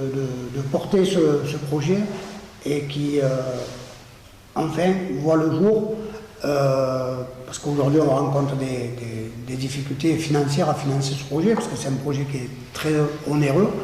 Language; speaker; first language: French; native; French